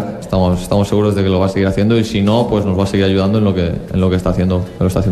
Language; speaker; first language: Spanish; native; Spanish